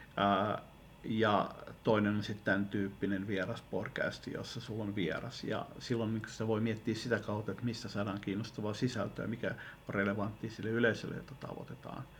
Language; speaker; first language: Finnish; native; Finnish